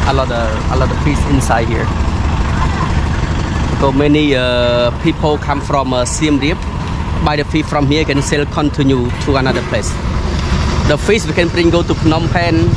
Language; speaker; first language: English; non-native, learner; Khmer